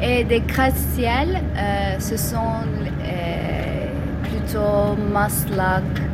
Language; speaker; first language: French; non-native, fluent; Turkish